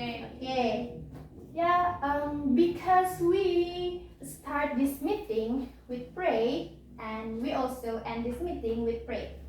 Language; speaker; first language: English; non-native, learner; Indonesian